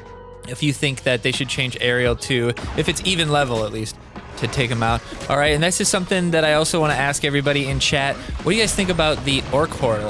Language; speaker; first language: English; native; English